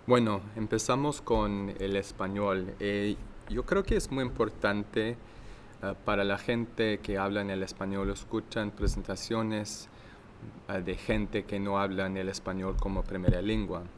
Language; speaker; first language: Spanish; non-native, learner; English